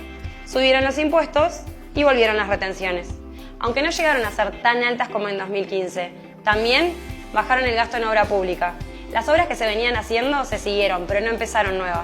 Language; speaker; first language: Spanish; native; Spanish